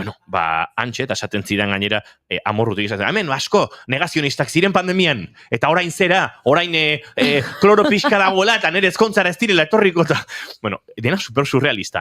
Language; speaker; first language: Basque; native; Basque